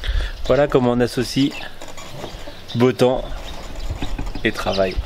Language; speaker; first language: French; native; French